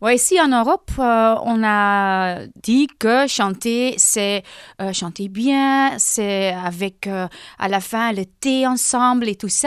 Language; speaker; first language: French; non-native, local second language; Dutch